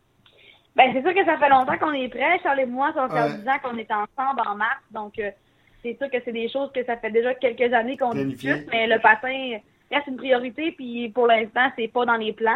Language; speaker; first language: French; native; French